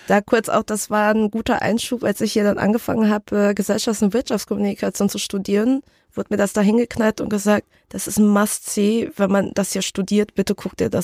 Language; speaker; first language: German; early bilingual, other home language; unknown